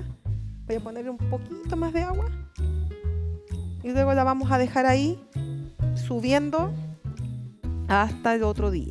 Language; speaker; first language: Spanish; native; Spanish